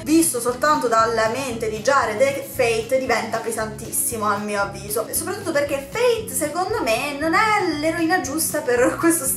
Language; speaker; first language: Italian; native; Italian